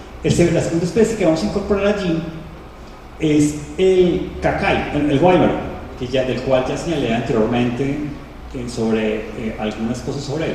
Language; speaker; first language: Spanish; native; Spanish